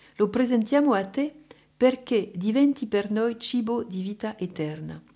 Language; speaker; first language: Italian; non-native, fluent; French